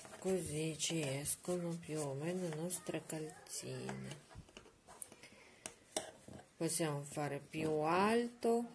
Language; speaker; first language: Italian; non-native, learner; Russian